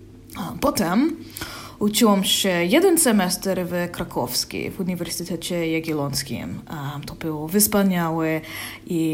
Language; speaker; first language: Polish; non-native, learner; English